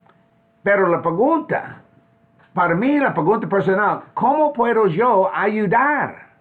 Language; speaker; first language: Spanish; non-native, fluent; English